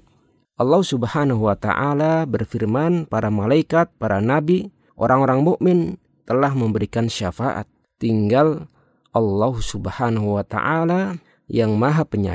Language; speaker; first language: Indonesian; native; Indonesian